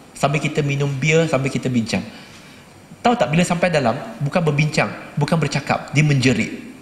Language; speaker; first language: Malay; native; Malay